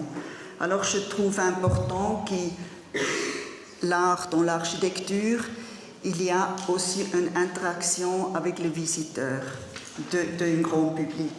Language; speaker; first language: French; non-native, learner; German